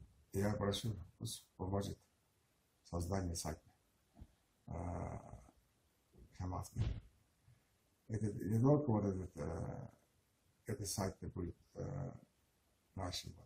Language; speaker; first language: Russian; non-native, local second language; Tuvinian